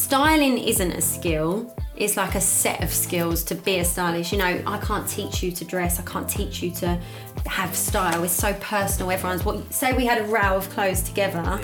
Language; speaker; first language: English; native; English